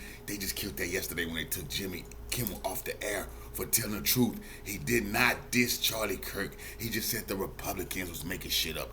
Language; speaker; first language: English; native; English